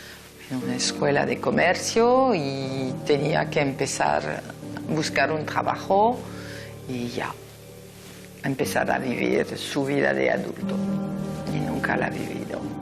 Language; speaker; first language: Spanish; non-native, fluent; French